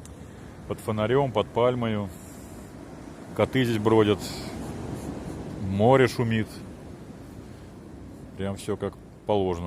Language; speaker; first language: Russian; native; Russian